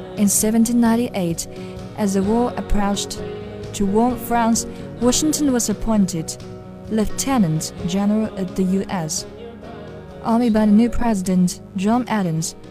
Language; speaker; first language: English; non-native, fluent; Chinese